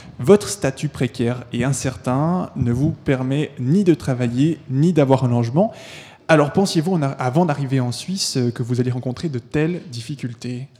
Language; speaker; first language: French; native; French